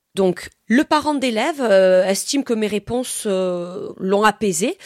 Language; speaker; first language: French; native; French